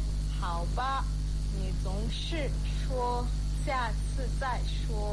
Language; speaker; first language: Chinese; non-native, learner; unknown